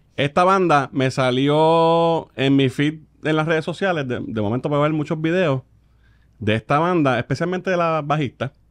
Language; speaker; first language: Spanish; native; Spanish